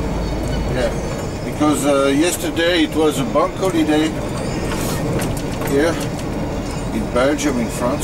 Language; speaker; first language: English; non-native, learner; French